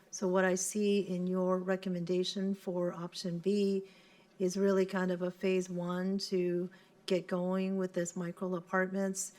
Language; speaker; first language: English; non-native, local second language; Cantonese